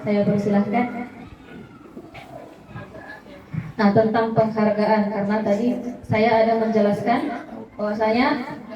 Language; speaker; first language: Indonesian; native; Indonesian